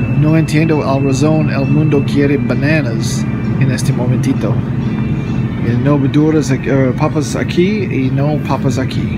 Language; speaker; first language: Spanish; non-native, learner; English